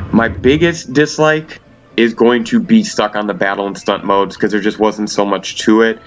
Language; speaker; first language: English; native; English